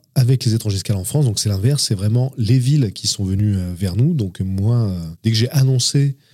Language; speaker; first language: French; native; French